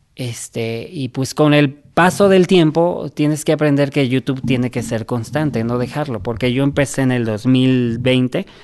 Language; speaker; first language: Spanish; native; Spanish